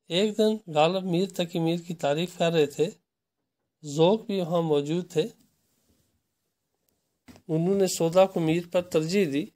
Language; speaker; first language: Urdu; non-native, local second language; Kashmiri